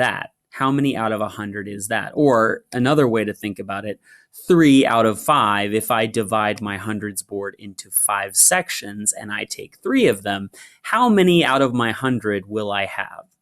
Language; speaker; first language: English; native; English